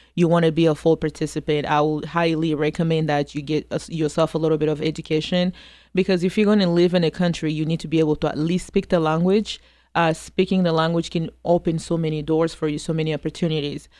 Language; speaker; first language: English; non-native, fluent; French